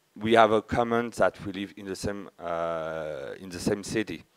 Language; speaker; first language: English; non-native, learner; French